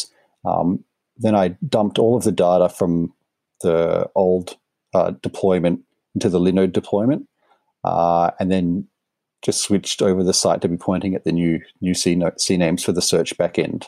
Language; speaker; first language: English; native; English